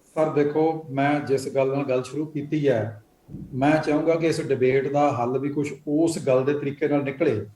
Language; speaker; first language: Punjabi; native; Punjabi